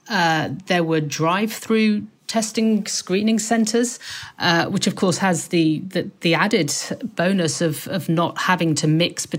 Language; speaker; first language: English; native; English